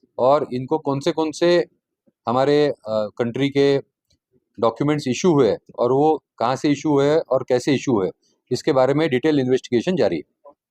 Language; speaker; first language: Hindi; non-native, local second language; Marathi